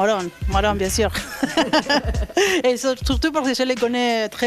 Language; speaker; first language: French; non-native, fluent; Spanish